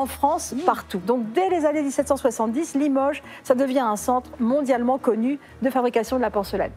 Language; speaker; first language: French; native; French